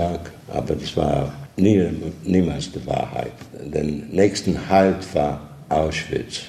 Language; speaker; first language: German; non-native, learner; Polish